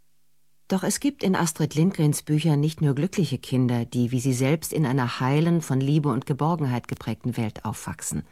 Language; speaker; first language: German; native; German